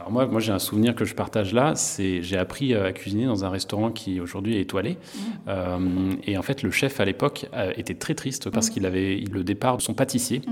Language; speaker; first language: French; native; French